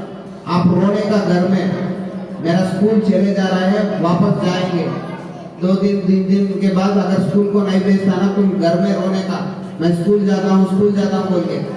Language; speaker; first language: Hindi; non-native, local second language; Telugu